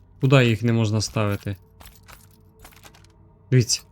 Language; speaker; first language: Ukrainian; native; Ukrainian